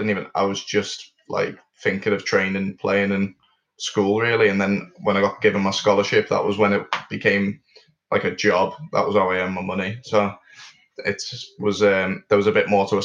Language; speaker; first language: English; native; English